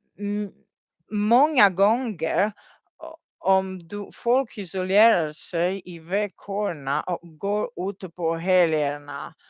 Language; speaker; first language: Swedish; non-native, learner; Italian